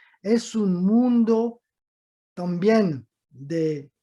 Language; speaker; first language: Spanish; non-native, fluent; French